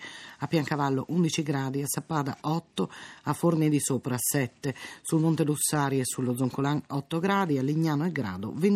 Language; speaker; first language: Italian; native; Italian